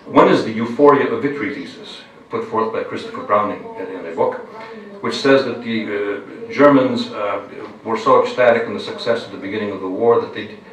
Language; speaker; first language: English; non-native, fluent; Lithuanian